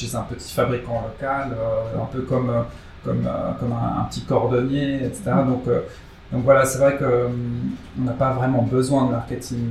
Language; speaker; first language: French; native; French